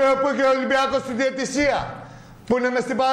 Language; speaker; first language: Greek; native; Greek